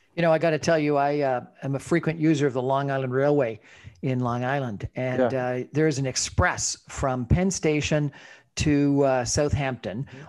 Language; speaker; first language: English; native; English